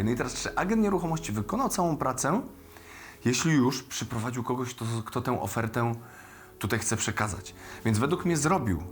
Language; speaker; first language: Polish; native; Polish